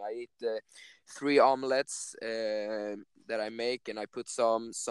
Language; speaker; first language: English; non-native, fluent; Swedish